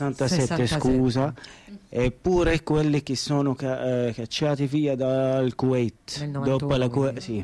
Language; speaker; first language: Italian; non-native, learner; Arabic